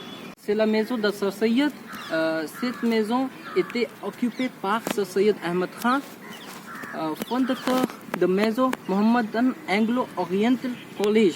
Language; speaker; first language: French; non-native, learner; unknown